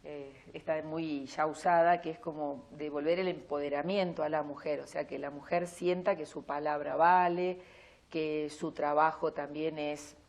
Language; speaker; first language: Spanish; native; Spanish